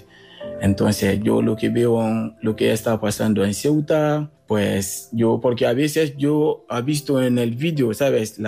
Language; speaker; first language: Spanish; non-native, learner; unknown